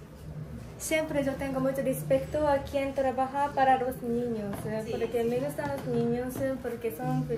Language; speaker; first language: Spanish; non-native, learner; Japanese